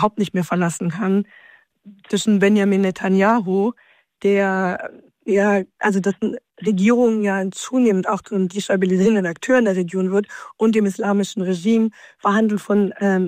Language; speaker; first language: German; native; German